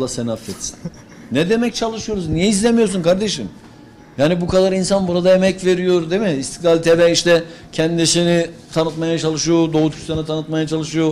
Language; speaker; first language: Turkish; native; Turkish